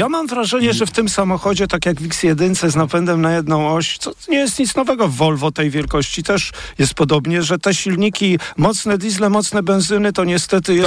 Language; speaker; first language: Polish; native; Polish